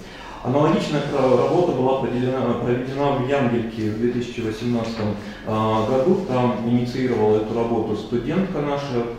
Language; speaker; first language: Russian; native; Russian